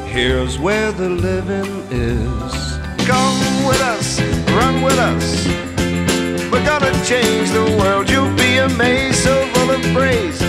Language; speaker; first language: English; native; English